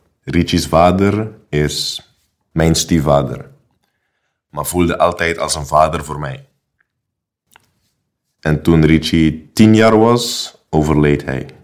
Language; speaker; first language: Dutch; non-native, local second language; Papiamento